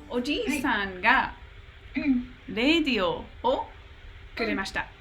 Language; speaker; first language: Japanese; non-native, learner; English